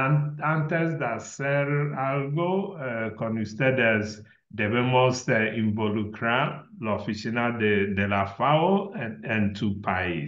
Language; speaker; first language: Spanish; non-native, learner; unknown